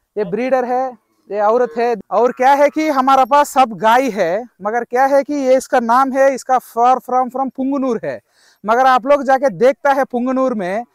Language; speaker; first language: Hindi; non-native, local second language; Telugu